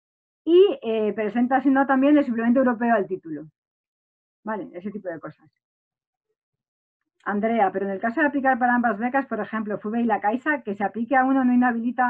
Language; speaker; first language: Spanish; native; Spanish